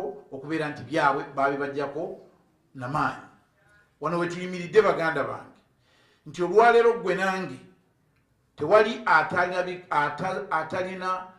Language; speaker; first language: English; non-native, local second language; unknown